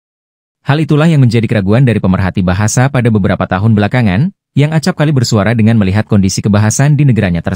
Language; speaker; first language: Indonesian; native; Indonesian